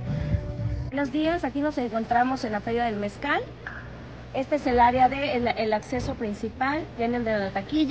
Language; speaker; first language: Spanish; native; Spanish